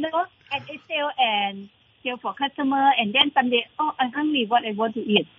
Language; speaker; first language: English; non-native, learner; Thai